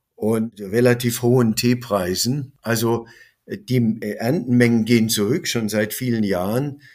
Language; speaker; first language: German; native; German